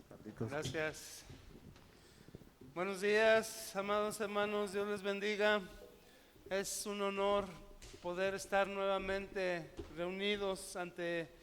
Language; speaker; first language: Spanish; native; Spanish